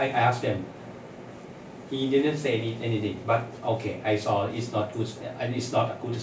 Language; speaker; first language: English; non-native, learner; Thai